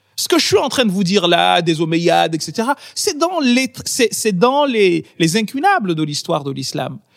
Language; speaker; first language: French; non-native, local second language; Ngazidja Comorian